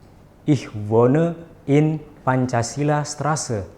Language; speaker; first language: German; non-native, fluent; Indonesian